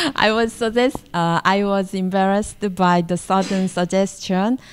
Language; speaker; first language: English; non-native, fluent; Korean